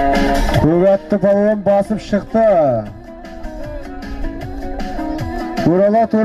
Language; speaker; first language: Kazakh; native; Kazakh